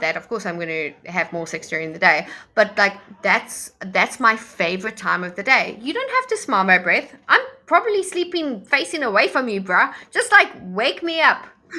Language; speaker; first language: English; native; English